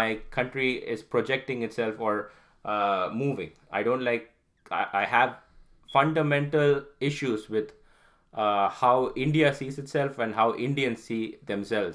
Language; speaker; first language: English; non-native, local second language; Tamil